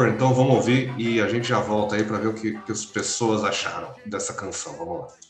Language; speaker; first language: Portuguese; native; Portuguese